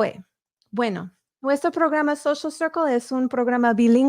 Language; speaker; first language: Spanish; early bilingual, heritage; English